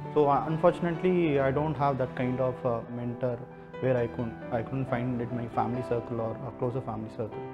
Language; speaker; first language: English; non-native, local second language; Tamil